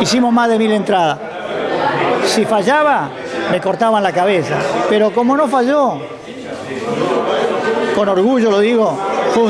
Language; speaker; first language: Spanish; native; Spanish